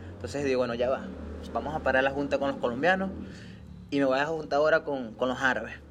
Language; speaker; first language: Spanish; native; Spanish